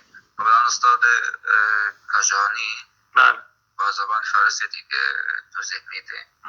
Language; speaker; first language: Persian; non-native, fluent; Arabic